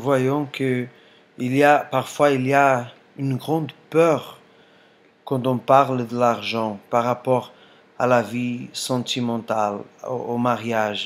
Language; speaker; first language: French; non-native, fluent; Portuguese